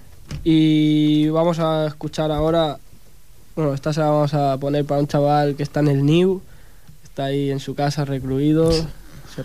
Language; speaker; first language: Spanish; native; Spanish